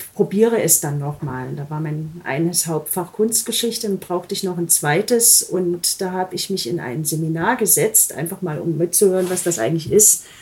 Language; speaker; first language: German; native; German